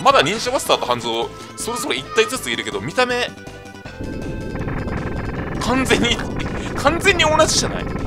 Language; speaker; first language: Japanese; native; Japanese